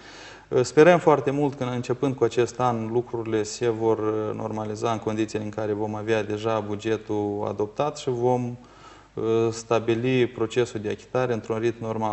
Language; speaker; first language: Romanian; native; Romanian